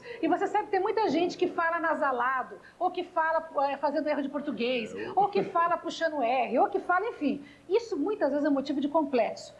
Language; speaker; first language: Portuguese; native; Portuguese